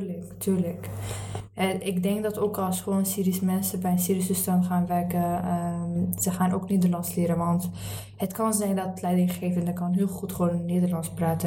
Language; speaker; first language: Dutch; early bilingual, other home language; Arabic